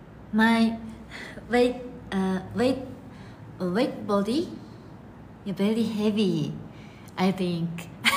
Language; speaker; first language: English; non-native, learner; Japanese